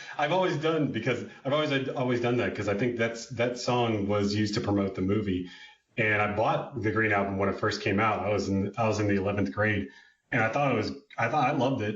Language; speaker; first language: English; native; English